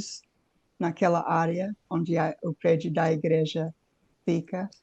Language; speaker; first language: Portuguese; non-native, fluent; English